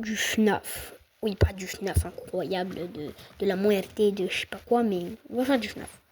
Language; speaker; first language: French; native; French